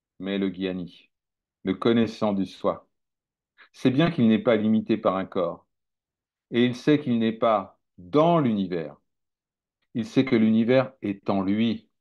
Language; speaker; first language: French; native; French